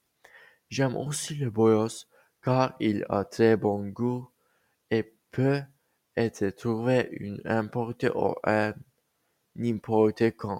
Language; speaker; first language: French; non-native, learner; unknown